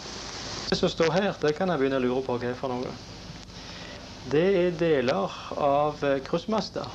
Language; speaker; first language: Norwegian; native; Norwegian